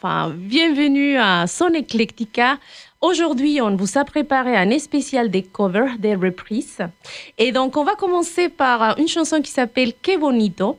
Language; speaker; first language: French; native; French